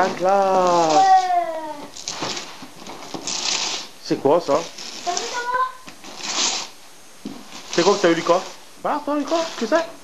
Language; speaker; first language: French; native; French